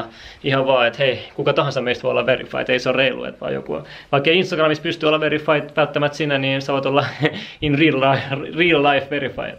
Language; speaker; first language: Finnish; native; Finnish